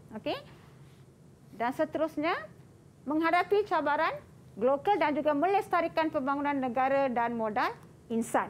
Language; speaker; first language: Malay; non-native, local second language; Tamil